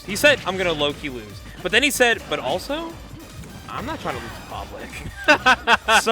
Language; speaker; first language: English; native; English